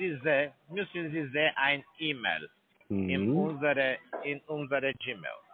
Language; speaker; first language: German; non-native, learner; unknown